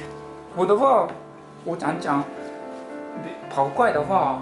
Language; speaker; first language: Chinese; non-native, fluent; Japanese